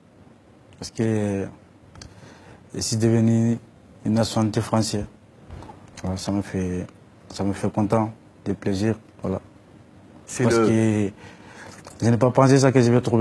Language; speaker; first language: French; non-native, learner; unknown